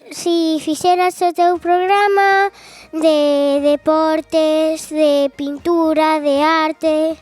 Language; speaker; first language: Galician; non-native, local second language; Spanish